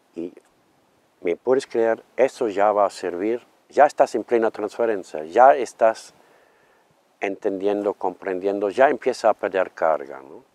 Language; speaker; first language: Spanish; non-native, fluent; German